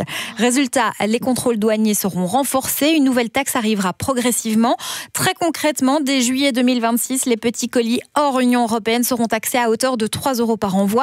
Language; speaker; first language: French; native; French